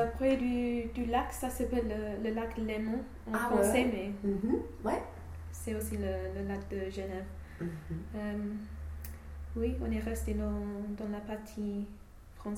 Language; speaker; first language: French; non-native, fluent; English